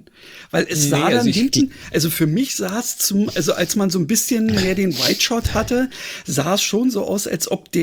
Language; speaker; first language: German; native; German